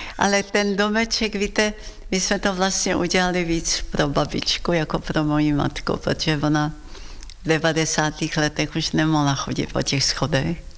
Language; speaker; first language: Czech; early bilingual, heritage; Czech